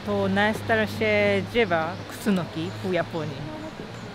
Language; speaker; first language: Polish; non-native, learner; Japanese